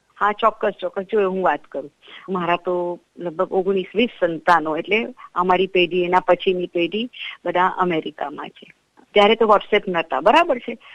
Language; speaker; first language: Gujarati; non-native, local second language; Marathi